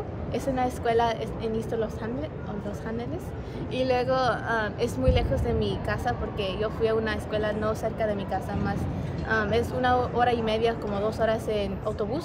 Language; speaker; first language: Spanish; early bilingual, heritage; Spanish